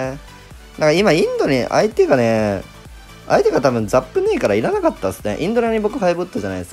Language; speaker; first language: Japanese; native; Japanese